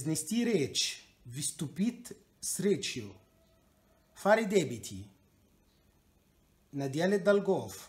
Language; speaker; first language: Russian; non-native, learner; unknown